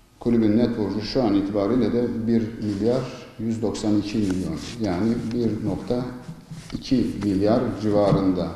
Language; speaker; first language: Turkish; native; Turkish